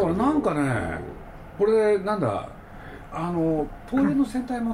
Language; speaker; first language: Japanese; native; Japanese